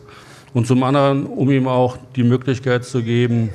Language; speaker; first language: German; native; German